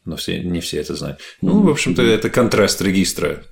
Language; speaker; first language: Russian; non-native, fluent; English